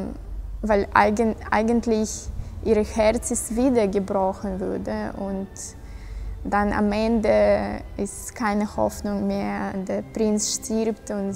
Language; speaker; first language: German; non-native, fluent; Russian